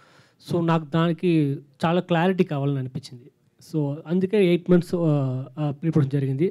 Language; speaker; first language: Telugu; non-native, fluent; Tamil